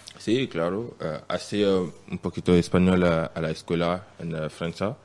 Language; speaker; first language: Spanish; non-native, learner; French